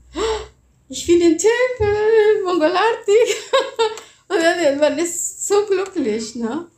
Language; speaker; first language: German; non-native, fluent; Spanish